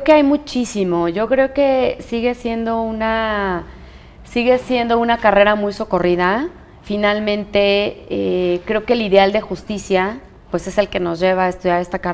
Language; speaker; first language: Spanish; native; Spanish